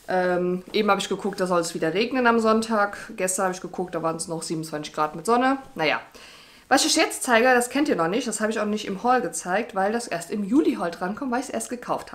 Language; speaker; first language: German; native; German